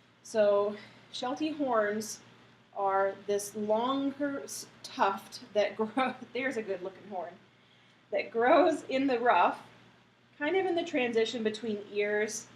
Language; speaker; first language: English; native; English